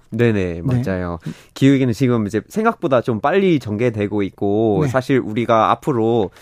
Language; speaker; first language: Korean; non-native, fluent; English